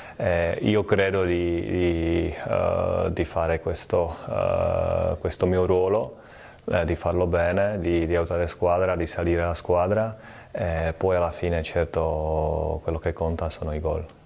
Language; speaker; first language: Italian; non-native, fluent; Czech